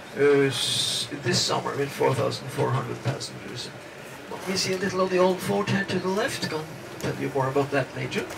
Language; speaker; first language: English; non-native, fluent; Norwegian